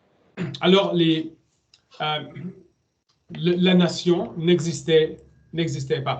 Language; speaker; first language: French; non-native, learner; German